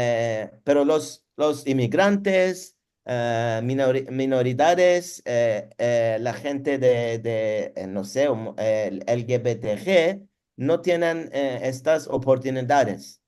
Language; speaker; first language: Spanish; non-native, learner; Turkish